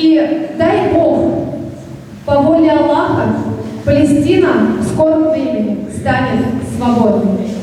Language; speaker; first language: Russian; native; Russian